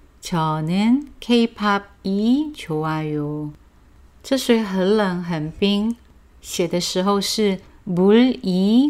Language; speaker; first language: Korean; non-native, fluent; Chinese